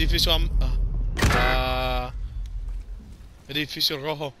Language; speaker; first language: Spanish; early bilingual, heritage; English